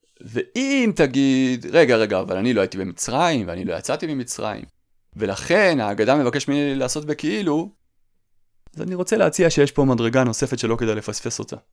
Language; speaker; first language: Hebrew; native; Hebrew